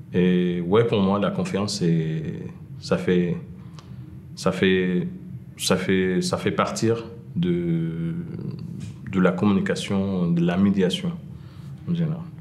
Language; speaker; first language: French; non-native, fluent; Arabic